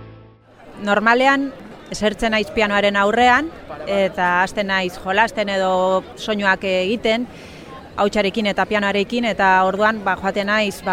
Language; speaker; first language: Basque; non-native, local second language; Spanish